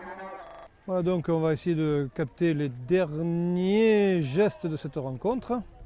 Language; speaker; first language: French; native; French